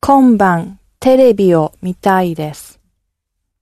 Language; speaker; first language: Japanese; non-native, learner; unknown